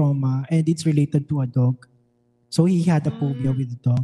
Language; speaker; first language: English; non-native, local second language; Filipino